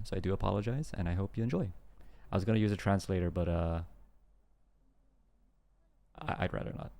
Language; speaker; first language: English; early bilingual, other home language; Korean